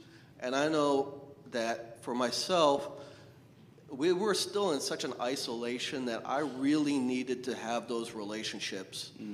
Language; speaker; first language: English; native; English